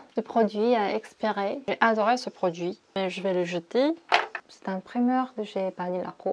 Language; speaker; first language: French; non-native, fluent; Korean